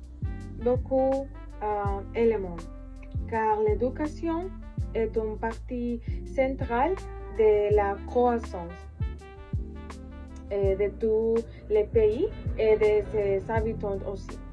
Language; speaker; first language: French; non-native, learner; Spanish